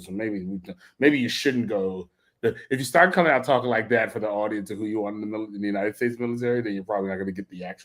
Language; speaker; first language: English; native; English